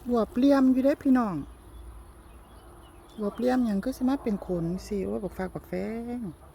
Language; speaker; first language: Thai; native; Thai